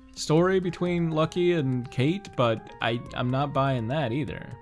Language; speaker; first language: English; native; English